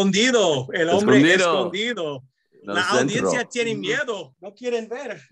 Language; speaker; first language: Spanish; non-native, fluent; English